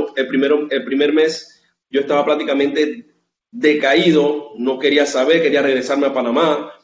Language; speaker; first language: Spanish; native; Spanish